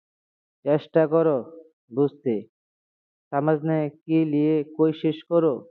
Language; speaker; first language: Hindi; non-native, learner; Bangla